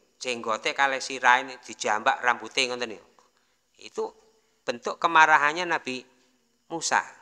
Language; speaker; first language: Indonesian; non-native, local second language; Javanese